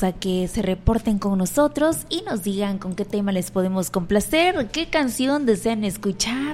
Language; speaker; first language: Spanish; native; Spanish